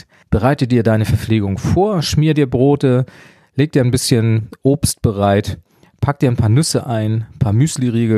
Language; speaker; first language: German; native; German